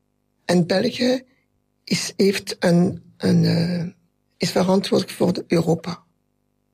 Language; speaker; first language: Dutch; non-native, local second language; French